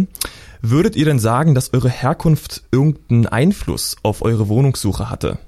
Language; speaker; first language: German; native; German